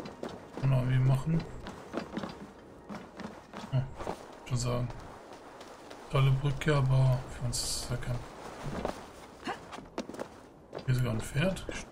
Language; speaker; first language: German; native; German